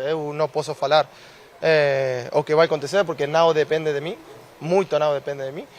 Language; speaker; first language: Portuguese; non-native, fluent; Spanish